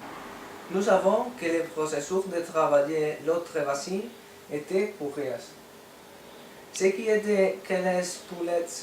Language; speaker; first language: French; non-native, learner; Spanish